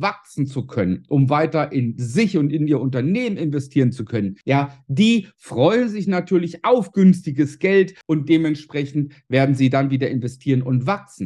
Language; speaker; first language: German; native; German